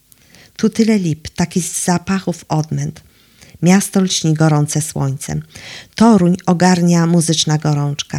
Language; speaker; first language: Polish; native; Polish